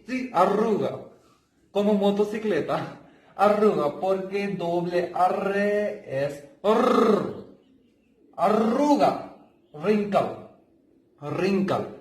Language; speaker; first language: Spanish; non-native, fluent; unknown